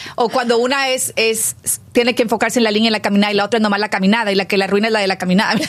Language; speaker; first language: Spanish; early bilingual, heritage; Spanish